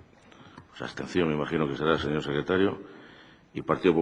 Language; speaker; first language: Spanish; native; Spanish